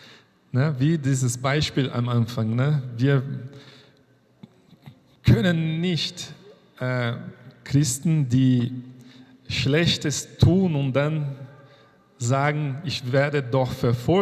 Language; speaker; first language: German; non-native, fluent; Portuguese